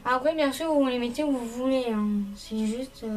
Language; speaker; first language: French; native; French